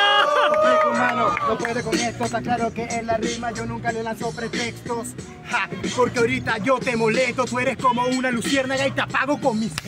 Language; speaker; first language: Spanish; native; Spanish